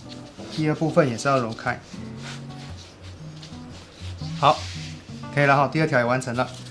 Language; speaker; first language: Chinese; native; Chinese